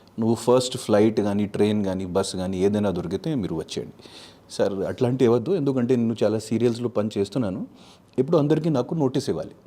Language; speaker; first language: Telugu; non-native, fluent; Hindi